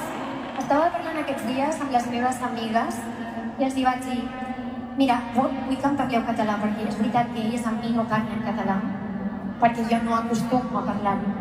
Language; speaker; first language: Catalan; non-native, local second language; Spanish